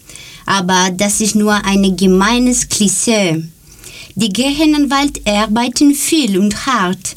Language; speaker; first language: German; non-native, learner; Greek